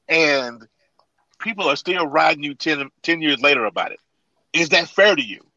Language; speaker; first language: English; native; English